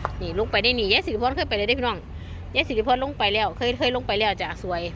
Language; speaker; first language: Thai; non-native, local second language; Lao